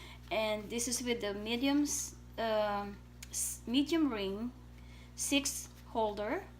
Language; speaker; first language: English; non-native, fluent; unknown